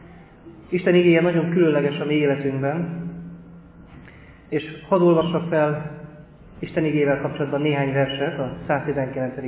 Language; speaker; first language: Hungarian; native; Hungarian